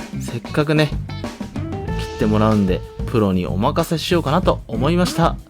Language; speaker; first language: Japanese; native; Japanese